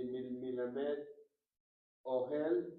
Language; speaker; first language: Hebrew; non-native, learner; English